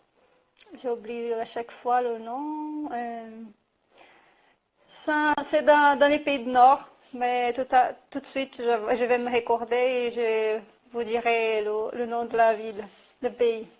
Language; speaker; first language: French; non-native, fluent; Portuguese